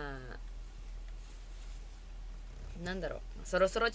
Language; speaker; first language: Japanese; native; Japanese